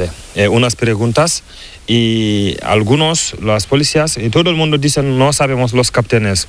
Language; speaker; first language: Spanish; non-native, learner; Fula